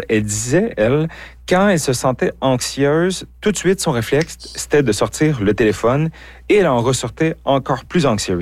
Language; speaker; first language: French; native; French